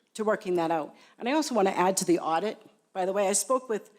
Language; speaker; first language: English; native; English